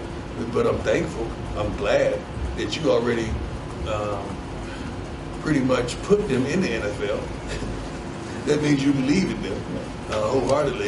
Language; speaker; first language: English; native; English